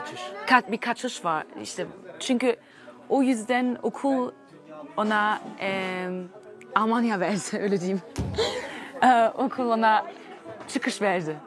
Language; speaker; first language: Turkish; early bilingual, heritage; German